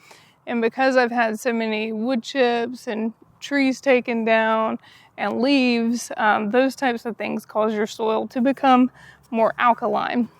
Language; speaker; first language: English; native; English